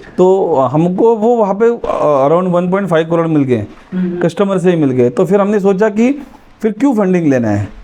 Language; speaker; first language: Hindi; non-native, local second language; Marathi